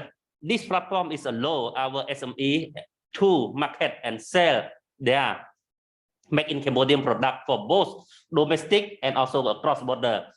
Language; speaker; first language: English; non-native, learner; Khmer